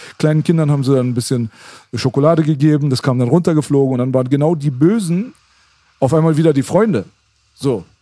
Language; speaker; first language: German; early bilingual, other home language; Persian